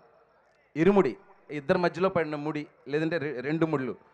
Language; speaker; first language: Telugu; native; Telugu